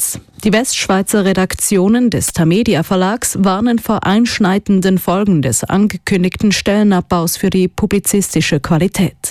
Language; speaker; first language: German; native; German